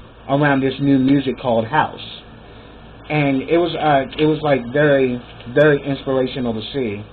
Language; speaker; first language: English; native; English